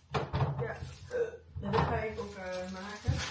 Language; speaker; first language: Dutch; non-native, learner; Cebuano